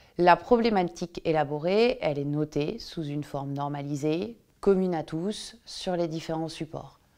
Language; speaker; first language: French; native; French